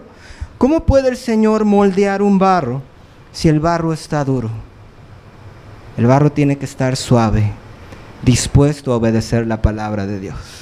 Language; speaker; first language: Spanish; native; Spanish